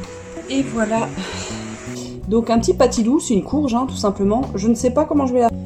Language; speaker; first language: French; native; French